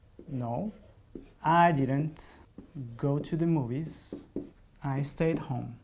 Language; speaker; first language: English; non-native, fluent; Spanish